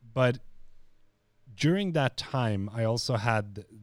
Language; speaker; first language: English; non-native, fluent; Swedish